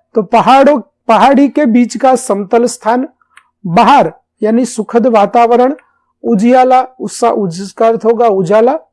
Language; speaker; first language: Hindi; non-native, local second language; Gujarati